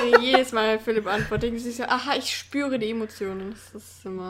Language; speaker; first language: German; native; German